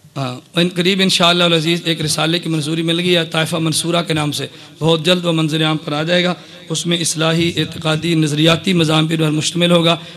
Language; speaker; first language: Urdu; non-native, local second language; Punjabi